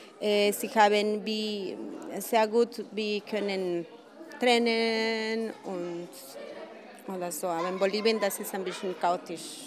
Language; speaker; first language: German; non-native, learner; Spanish